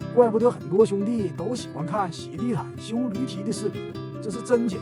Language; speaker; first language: Chinese; native; Chinese